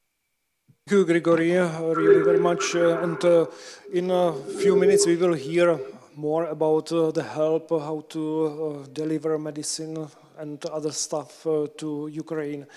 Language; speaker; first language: English; non-native, fluent; Czech